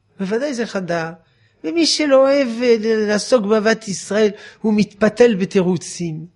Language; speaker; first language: Hebrew; non-native, fluent; French